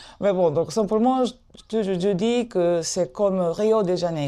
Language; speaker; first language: French; non-native, fluent; Japanese